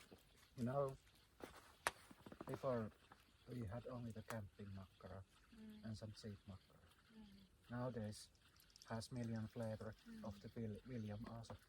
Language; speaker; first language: English; non-native, learner; Finnish